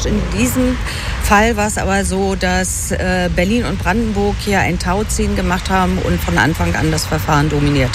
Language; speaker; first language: German; native; German